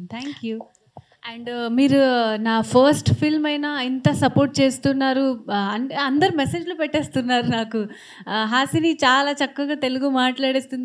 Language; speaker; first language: Telugu; non-native, fluent; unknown